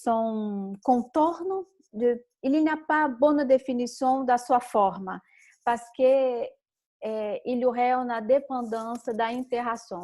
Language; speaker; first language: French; non-native, learner; Portuguese